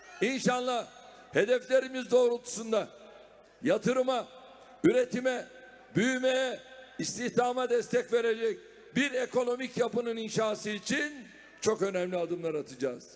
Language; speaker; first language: Turkish; native; Turkish